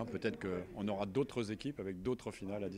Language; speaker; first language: French; native; French